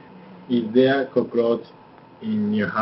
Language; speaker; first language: English; non-native, learner; Japanese